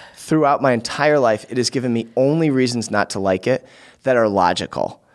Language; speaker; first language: English; native; English